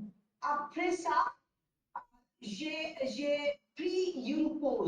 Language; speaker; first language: French; non-native, learner; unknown